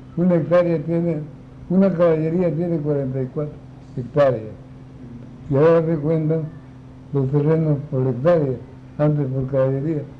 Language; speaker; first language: Spanish; native; Spanish